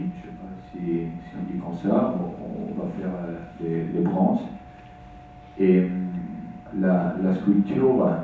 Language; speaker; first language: French; non-native, fluent; Italian